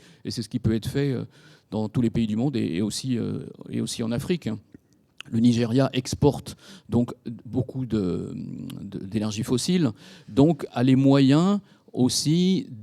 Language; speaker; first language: French; native; French